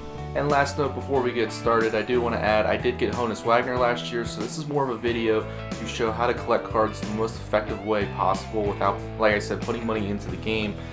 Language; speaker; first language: English; native; English